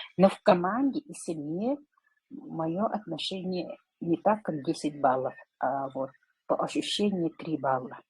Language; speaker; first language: Russian; non-native, local second language; Yakut